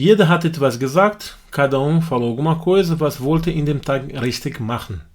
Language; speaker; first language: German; non-native, fluent; Portuguese